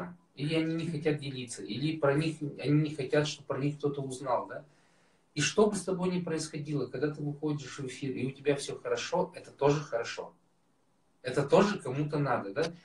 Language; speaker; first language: Russian; native; Russian